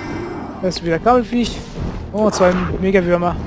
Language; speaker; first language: German; native; German